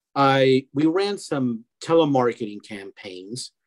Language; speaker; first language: English; early bilingual, other home language; Spanish